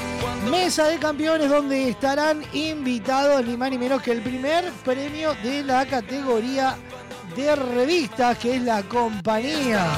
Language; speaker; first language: Spanish; native; Spanish